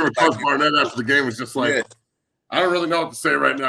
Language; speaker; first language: English; native; English